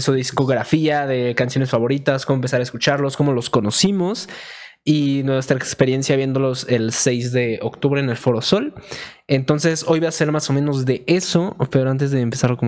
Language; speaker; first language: Spanish; native; Spanish